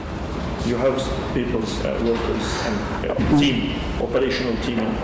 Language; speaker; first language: English; non-native, learner; Turkish